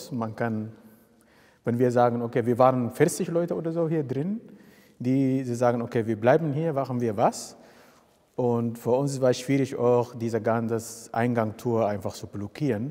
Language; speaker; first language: German; non-native, fluent; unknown